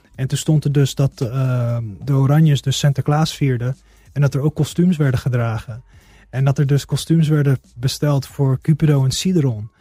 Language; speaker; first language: Dutch; early bilingual, heritage; Dutch